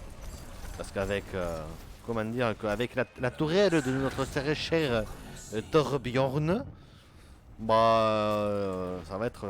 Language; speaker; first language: French; native; French